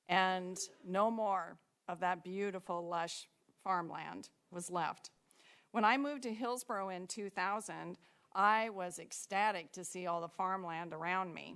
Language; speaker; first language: English; native; English